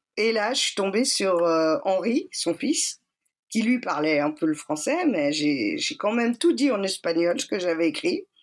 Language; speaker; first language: French; native; French